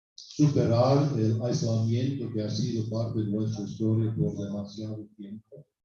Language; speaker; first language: Spanish; non-native, fluent; English